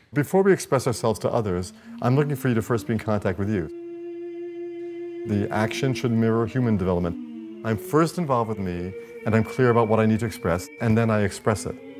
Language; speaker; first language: English; native; English